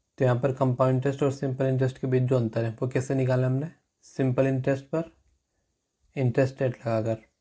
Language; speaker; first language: Hindi; native; Hindi